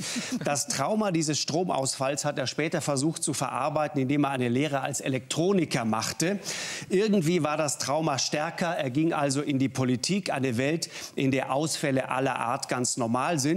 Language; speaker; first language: German; native; German